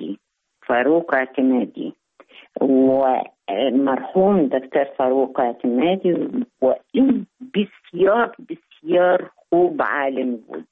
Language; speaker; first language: Persian; non-native, learner; Arabic